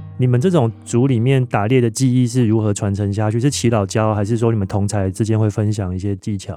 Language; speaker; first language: Chinese; native; Chinese